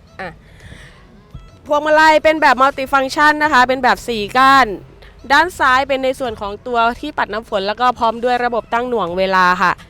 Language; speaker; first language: Thai; native; Thai